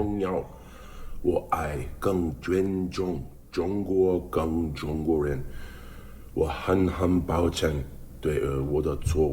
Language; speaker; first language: Chinese; non-native, learner; English